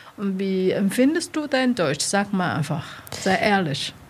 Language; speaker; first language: German; non-native, learner; Chinese